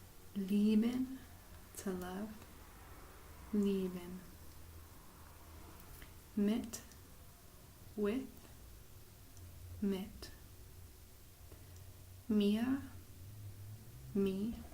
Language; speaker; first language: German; non-native, fluent; English